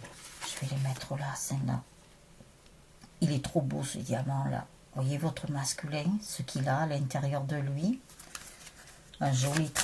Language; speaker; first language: French; native; French